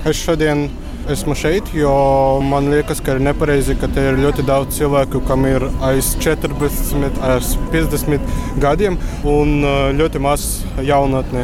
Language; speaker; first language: Latvian; non-native, local second language; Russian